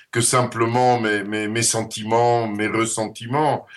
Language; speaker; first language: French; non-native, fluent; Dutch